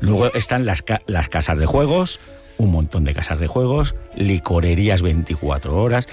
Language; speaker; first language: Spanish; native; Spanish